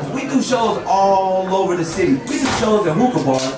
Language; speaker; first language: English; native; English